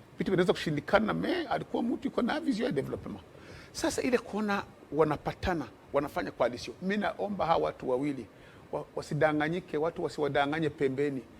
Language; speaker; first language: Swahili; native; Swahili